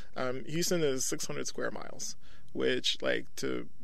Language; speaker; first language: English; early bilingual, other home language; French